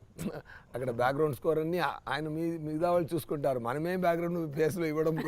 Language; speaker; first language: Telugu; non-native, fluent; Tamil